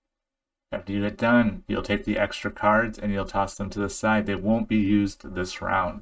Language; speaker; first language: English; native; English